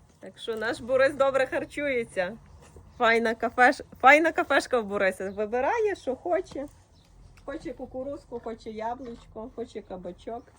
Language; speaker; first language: Ukrainian; native; Ukrainian